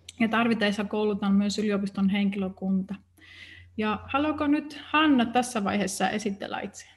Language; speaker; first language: Finnish; non-native, fluent; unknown